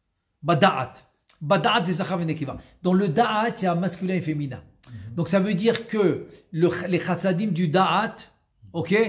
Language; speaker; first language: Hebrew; non-native, fluent; French